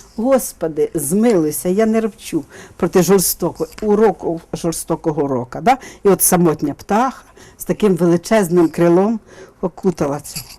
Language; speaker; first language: Ukrainian; native; Ukrainian